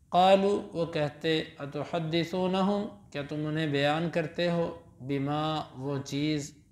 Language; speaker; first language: Urdu; non-native, local second language; Punjabi